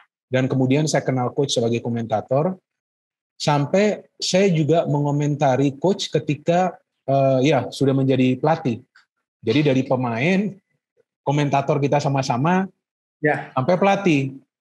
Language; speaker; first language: Indonesian; native; Indonesian